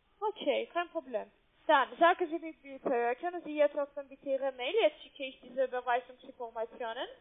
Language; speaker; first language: German; non-native, learner; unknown